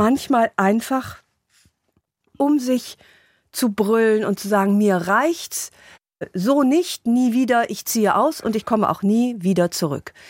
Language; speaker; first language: German; native; German